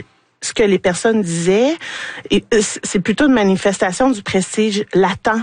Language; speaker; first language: French; native; French